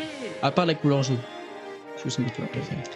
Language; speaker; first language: French; native; French